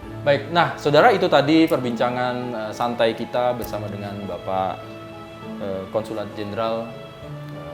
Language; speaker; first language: Indonesian; native; Indonesian